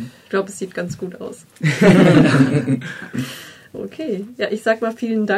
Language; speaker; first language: German; native; German